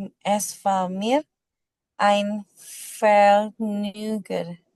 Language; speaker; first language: German; non-native, learner; Indonesian